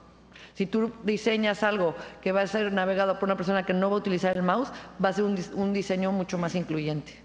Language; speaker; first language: Spanish; native; Spanish